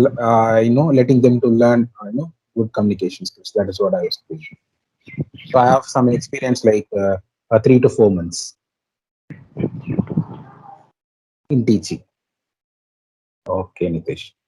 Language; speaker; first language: English; non-native, local second language; Tamil